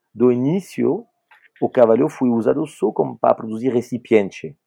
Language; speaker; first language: Portuguese; non-native, fluent; French